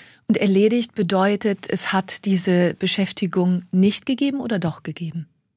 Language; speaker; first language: German; native; German